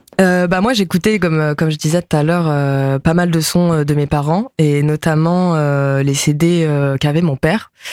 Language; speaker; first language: French; early bilingual, other home language; Japanese